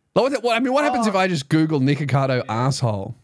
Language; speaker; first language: English; native; English